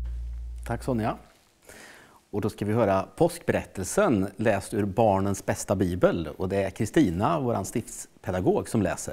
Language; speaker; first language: Swedish; native; Swedish